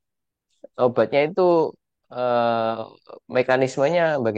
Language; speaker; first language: Indonesian; native; Indonesian